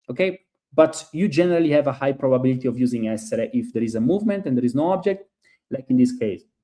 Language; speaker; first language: English; non-native, fluent; Italian